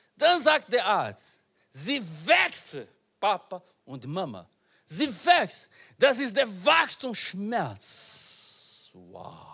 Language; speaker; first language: German; non-native, learner; Portuguese